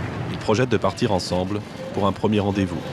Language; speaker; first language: French; native; French